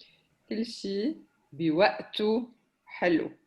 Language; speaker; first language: Arabic; native; Arabic